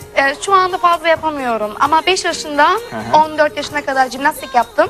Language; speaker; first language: Turkish; non-native, fluent; German